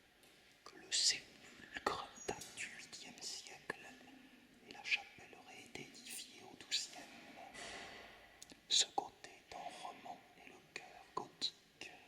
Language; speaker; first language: French; native; French